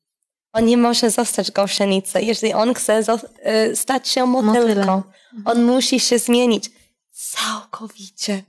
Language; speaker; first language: Polish; non-native, fluent; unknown